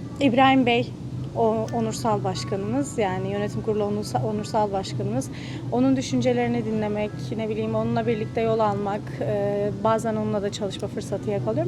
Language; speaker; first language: Turkish; native; Turkish